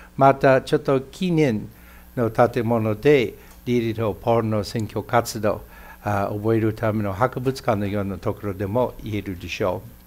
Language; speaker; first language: Japanese; non-native, fluent; English